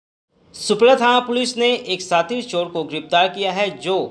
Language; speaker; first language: Hindi; native; Hindi